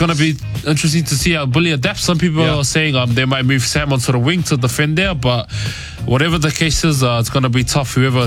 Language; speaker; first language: English; native; English